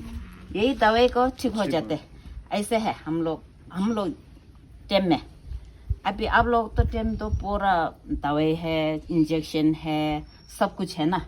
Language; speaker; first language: Hindi; non-native, local second language; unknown